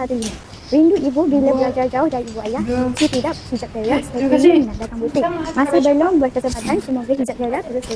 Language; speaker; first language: Malay; native; Malay